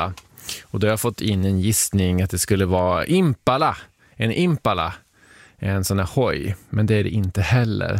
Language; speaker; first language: Swedish; native; Swedish